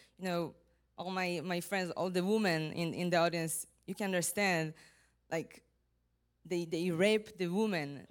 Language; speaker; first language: English; non-native, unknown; Hebrew